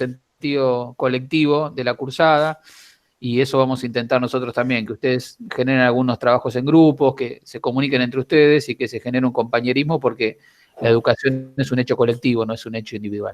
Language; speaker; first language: Spanish; native; Spanish